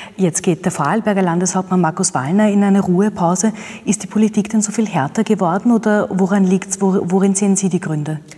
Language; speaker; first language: German; native; German